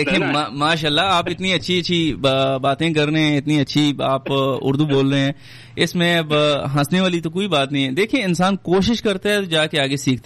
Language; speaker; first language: Hindi; non-native, local second language; Pashto